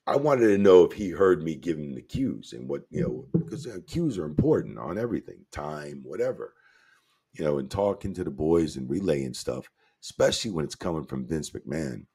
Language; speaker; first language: English; native; English